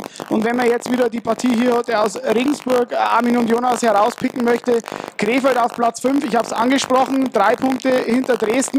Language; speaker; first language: German; native; German